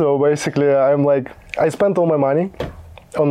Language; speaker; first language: English; non-native, fluent; Russian